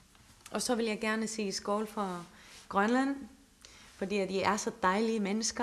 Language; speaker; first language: Danish; non-native, local second language; Faroese